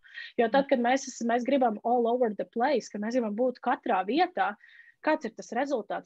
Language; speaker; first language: Latvian; native; Latvian